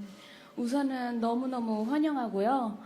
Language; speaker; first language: Korean; native; Korean